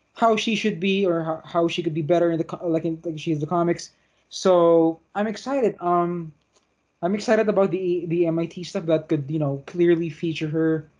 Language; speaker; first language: English; non-native, local second language; Filipino